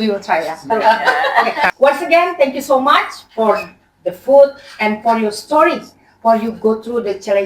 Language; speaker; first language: English; non-native, learner; Indonesian